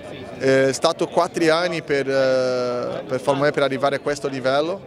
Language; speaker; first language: Italian; non-native, learner; Portuguese